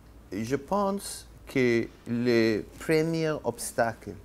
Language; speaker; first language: French; non-native, learner; Hebrew